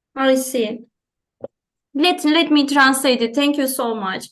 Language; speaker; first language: English; non-native, fluent; Turkish